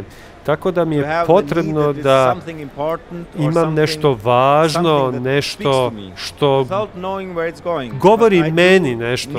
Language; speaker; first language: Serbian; early bilingual, heritage; Albanian